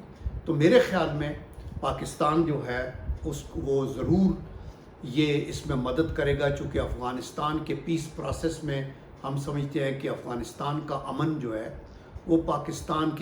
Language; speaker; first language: Urdu; native; Urdu